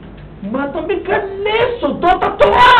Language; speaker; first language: Hebrew; native; Hebrew